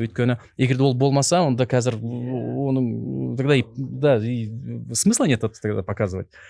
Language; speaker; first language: Russian; non-native, local second language; Kazakh